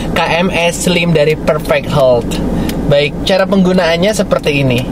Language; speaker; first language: Indonesian; native; Indonesian